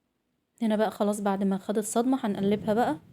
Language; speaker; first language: Arabic; native; Arabic